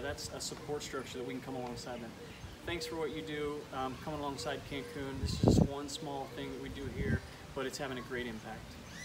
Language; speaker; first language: English; native; English